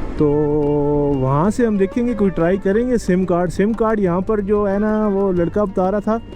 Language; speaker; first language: Urdu; native; Urdu